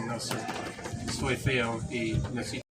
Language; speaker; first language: Spanish; non-native, learner; English